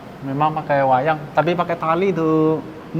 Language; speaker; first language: Indonesian; non-native, learner; Chinese